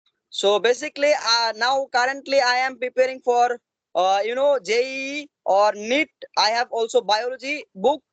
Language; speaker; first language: English; non-native, learner; Assamese